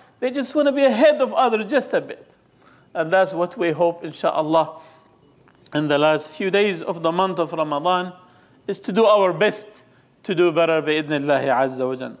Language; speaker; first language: English; non-native, fluent; Arabic